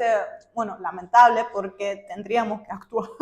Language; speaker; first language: Spanish; non-native, fluent; German